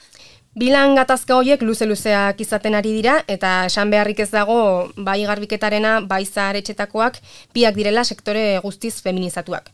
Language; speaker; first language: Basque; native; Basque